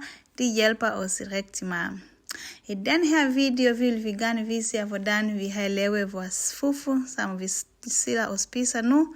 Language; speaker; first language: Danish; non-native, fluent; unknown